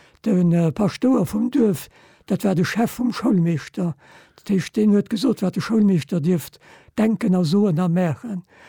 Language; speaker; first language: Luxembourgish; native; Luxembourgish